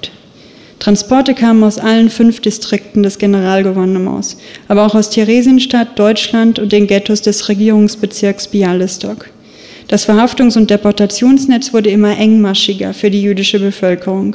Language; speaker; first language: German; native; German